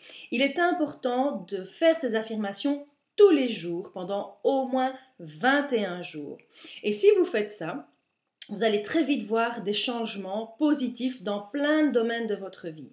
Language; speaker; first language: French; native; French